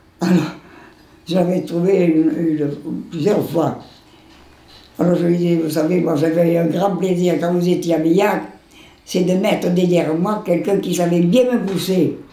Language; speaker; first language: French; non-native, local second language; Occitan